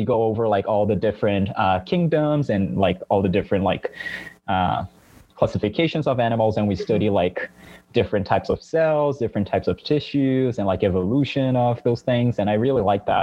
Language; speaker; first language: English; non-native, fluent; Portuguese